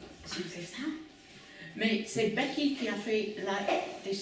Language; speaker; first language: French; non-native, learner; English